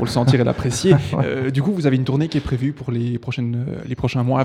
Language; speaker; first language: French; native; French